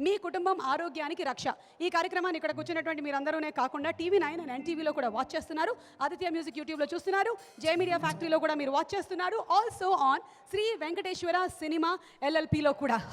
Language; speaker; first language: Telugu; native; Telugu